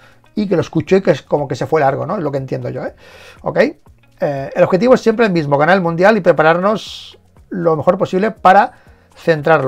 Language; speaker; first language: Spanish; native; Spanish